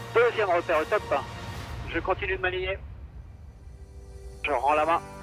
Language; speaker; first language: French; native; French